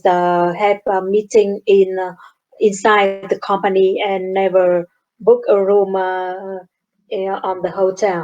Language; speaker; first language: English; non-native, learner; Vietnamese